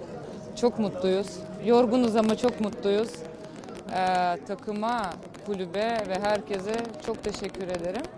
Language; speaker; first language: Turkish; non-native, fluent; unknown